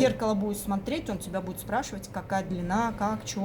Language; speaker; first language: Russian; native; Russian